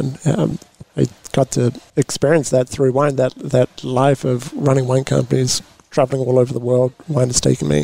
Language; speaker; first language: English; native; English